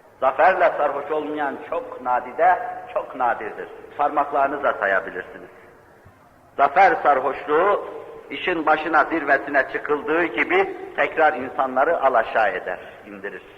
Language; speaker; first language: Turkish; native; Turkish